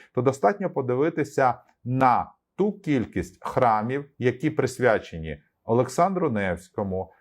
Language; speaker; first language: Ukrainian; native; Ukrainian